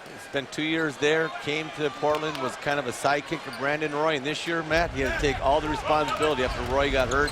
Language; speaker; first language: English; native; English